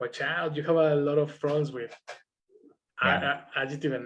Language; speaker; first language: English; non-native, fluent; Spanish